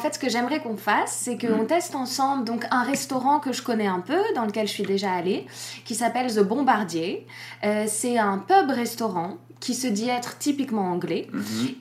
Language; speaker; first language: French; native; French